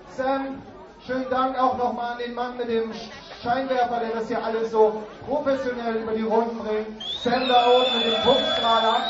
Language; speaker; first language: German; native; German